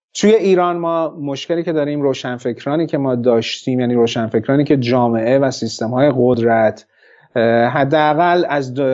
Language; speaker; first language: Persian; non-native, local second language; Central Kurdish